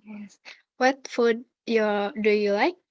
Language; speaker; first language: English; non-native, learner; Indonesian